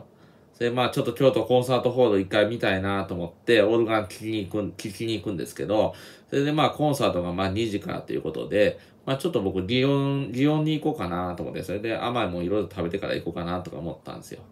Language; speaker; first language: Japanese; native; Japanese